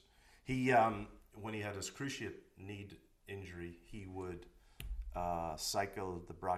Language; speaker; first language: English; native; English